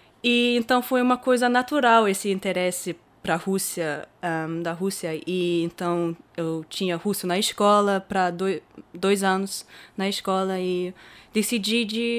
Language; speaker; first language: Portuguese; early bilingual, heritage; German